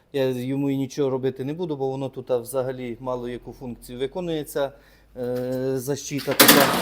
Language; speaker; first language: Ukrainian; native; Ukrainian